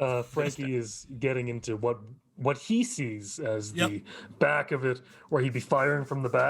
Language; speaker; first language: English; native; English